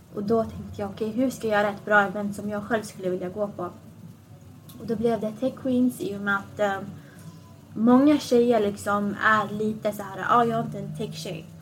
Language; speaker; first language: Swedish; early bilingual, other home language; Assyrian Neo-Aramaic